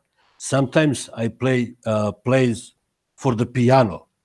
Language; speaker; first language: English; non-native, learner; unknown